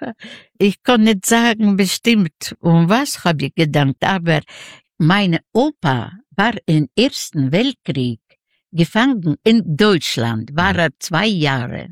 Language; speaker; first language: German; non-native, learner; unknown